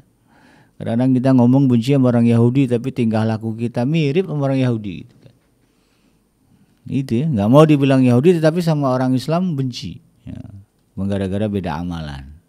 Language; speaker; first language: Indonesian; native; Indonesian